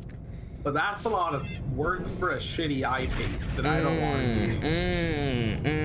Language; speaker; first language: English; native; English